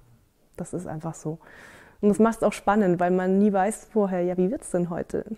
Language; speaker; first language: German; native; German